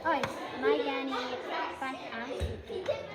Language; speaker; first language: Welsh; non-native, local second language; English